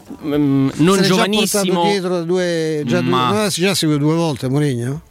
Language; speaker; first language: Italian; native; Italian